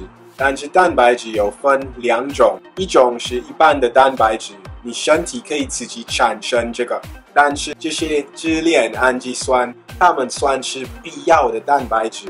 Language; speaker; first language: Chinese; non-native, fluent; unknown